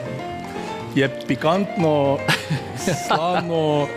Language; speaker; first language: Slovenian; native; Slovenian